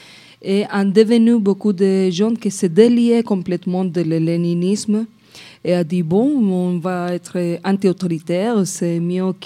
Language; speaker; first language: French; non-native, fluent; Spanish